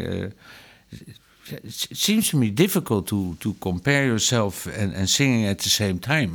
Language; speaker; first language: English; non-native, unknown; Dutch